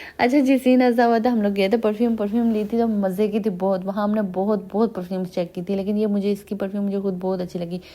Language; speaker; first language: Hindi; non-native, local second language; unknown